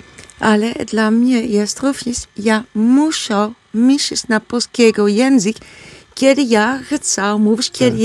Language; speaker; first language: Polish; non-native, learner; Dutch